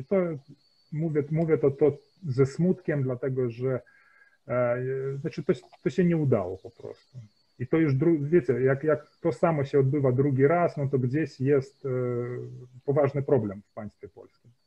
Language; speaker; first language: Polish; early bilingual, heritage; Polish